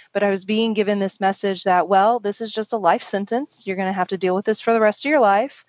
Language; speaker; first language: English; native; English